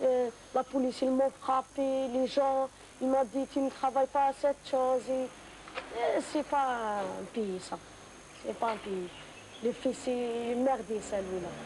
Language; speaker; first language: French; non-native, learner; Arabic